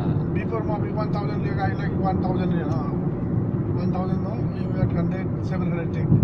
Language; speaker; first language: English; non-native, learner; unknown